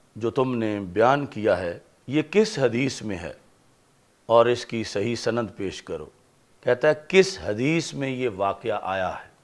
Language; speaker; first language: Urdu; non-native, local second language; Punjabi